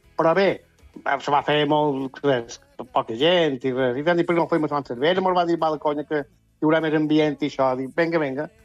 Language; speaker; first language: Catalan; native; Catalan